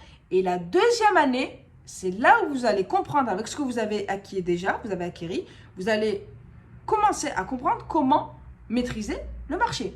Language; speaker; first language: French; native; French